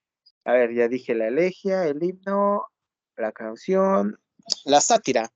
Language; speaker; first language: Spanish; native; Spanish